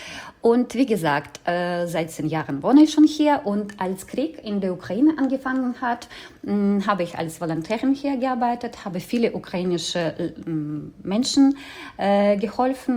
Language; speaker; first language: German; non-native, fluent; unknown